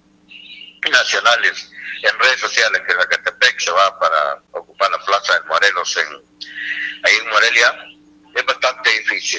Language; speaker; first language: Spanish; native; Spanish